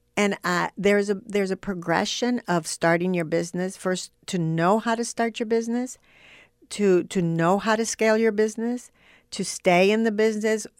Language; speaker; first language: English; native; English